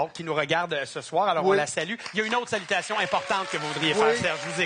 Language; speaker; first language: French; native; French